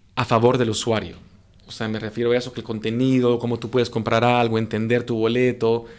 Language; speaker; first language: Spanish; native; Spanish